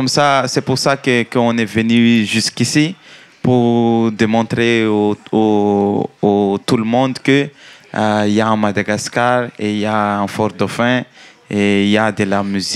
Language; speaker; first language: French; non-native, learner; Malagasy